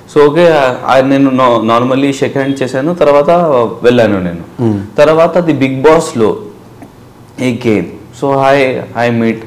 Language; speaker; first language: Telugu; non-native, learner; Hindi